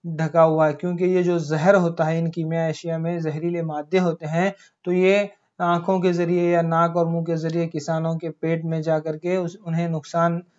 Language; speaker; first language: Urdu; native; Urdu